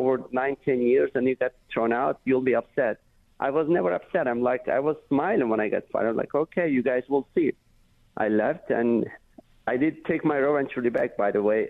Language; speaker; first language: English; non-native, fluent; Turkish